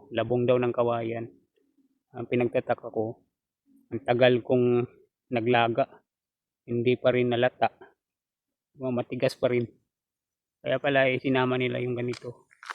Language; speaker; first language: Filipino; non-native, local second language; Cebuano